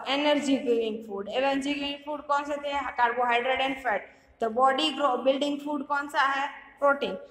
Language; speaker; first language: Hindi; non-native, local second language; Gujarati